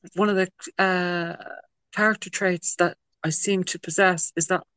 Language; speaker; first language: English; native; English